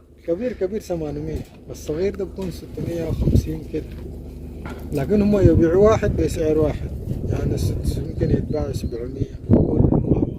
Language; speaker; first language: Arabic; native; Arabic